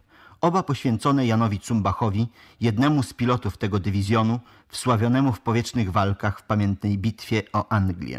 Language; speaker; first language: Polish; native; Polish